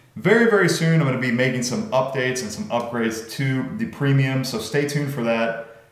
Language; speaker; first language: English; native; English